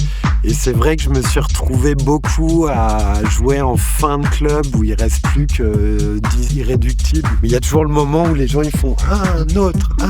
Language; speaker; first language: French; native; French